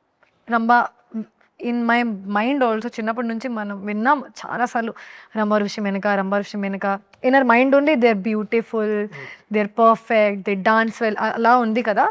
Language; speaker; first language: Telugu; non-native, local second language; Hindi